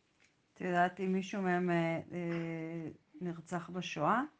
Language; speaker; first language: Hebrew; native; Hebrew